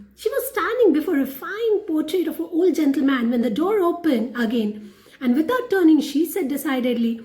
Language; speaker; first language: English; non-native, local second language; Hindi